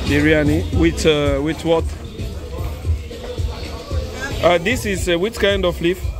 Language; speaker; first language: English; non-native, learner; Lingala